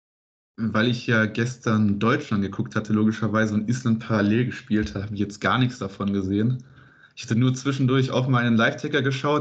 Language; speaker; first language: German; native; German